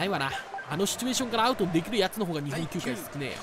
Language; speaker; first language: Japanese; native; Japanese